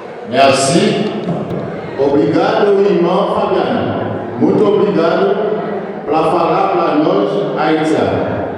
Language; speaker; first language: Portuguese; non-native, learner; Haitian Creole